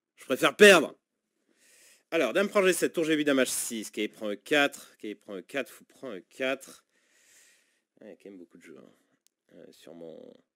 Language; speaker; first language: French; native; French